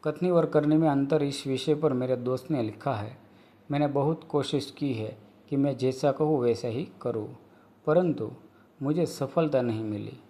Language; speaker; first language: Hindi; non-native, local second language; Gujarati